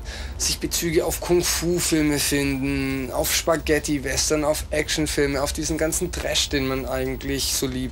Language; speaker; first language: German; native; German